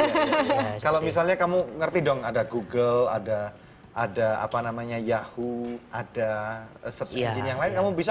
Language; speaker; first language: Indonesian; native; Indonesian